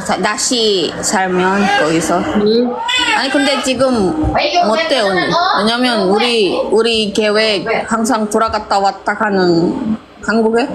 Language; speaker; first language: Korean; non-native, learner; Filipino